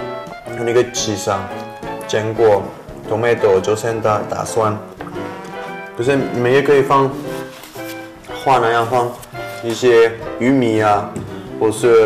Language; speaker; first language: Chinese; non-native, fluent; French